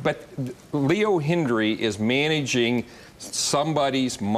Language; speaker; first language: English; native; English